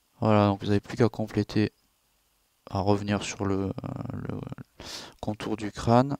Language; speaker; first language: French; native; French